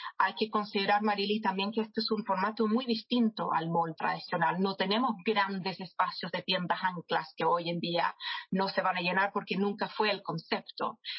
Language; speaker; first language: Spanish; non-native, fluent; English